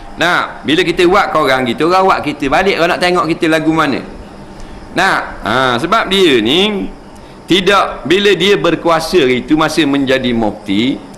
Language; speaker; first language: Malay; native; Malay